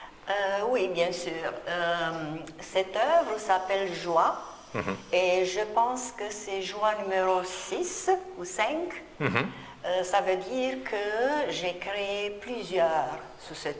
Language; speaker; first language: French; non-native, fluent; Romanian